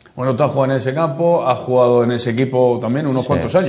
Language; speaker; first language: Spanish; native; Spanish